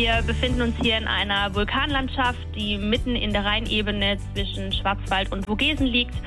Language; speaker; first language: German; native; German